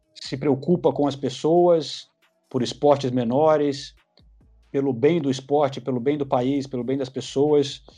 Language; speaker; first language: Portuguese; early bilingual, other home language; English